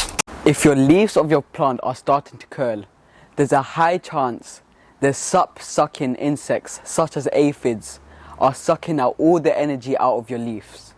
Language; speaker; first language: English; early bilingual, other home language; Bangla